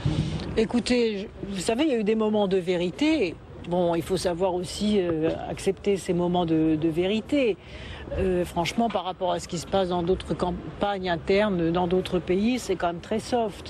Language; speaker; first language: French; native; French